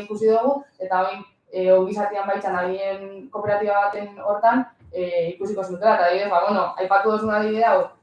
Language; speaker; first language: Basque; native; Basque